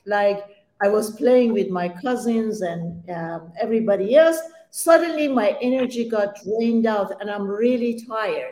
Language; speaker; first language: English; non-native, fluent; Persian